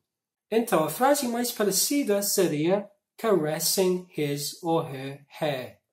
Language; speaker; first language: Portuguese; non-native, fluent; English